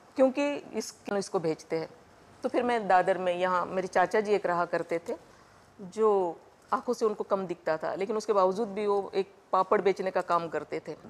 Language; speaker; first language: Hindi; non-native, local second language; Marathi